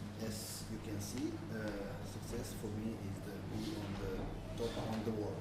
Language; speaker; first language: English; non-native, learner; Serbian